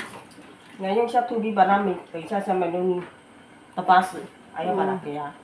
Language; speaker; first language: Filipino; non-native, learner; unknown